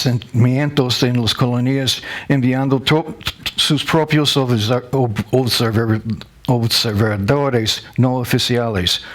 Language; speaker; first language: Spanish; non-native, learner; English